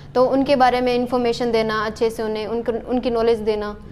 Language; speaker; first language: Hindi; native; Hindi